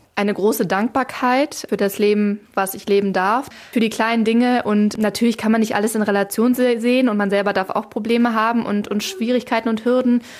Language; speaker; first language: German; native; German